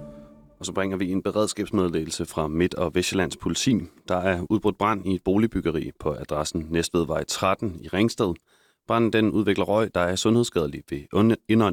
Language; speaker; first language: Danish; native; Danish